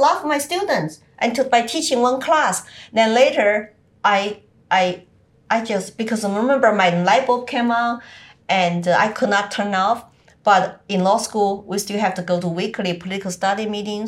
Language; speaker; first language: English; non-native, fluent; Chinese